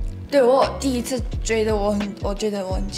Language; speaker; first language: Chinese; non-native, learner; Mongolian